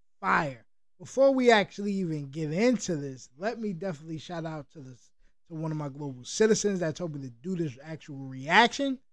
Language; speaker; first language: English; native; English